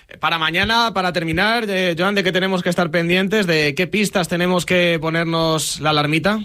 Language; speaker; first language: Spanish; native; Spanish